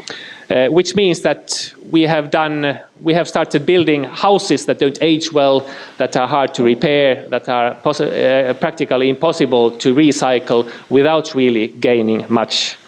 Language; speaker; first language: English; non-native, fluent; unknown